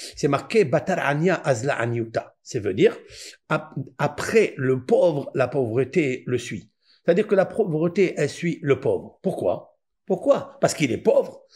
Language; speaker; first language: French; native; French